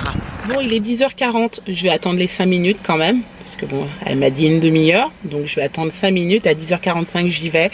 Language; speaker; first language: French; native; French